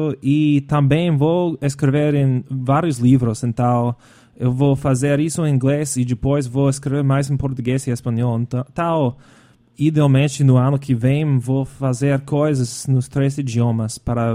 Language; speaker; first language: Portuguese; non-native, fluent; English